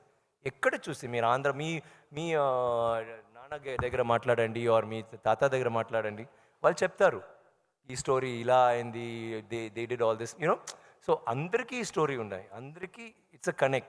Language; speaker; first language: Telugu; non-native, learner; Tamil